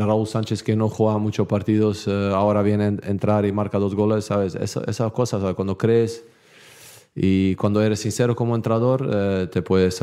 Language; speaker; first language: Spanish; non-native, learner; Bosnian